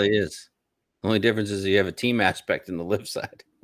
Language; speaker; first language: English; native; English